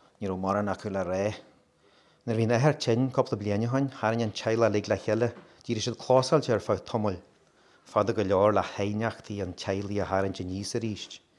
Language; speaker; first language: Irish; native; Irish